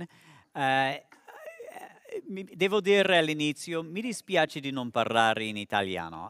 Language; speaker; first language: Italian; non-native, learner; English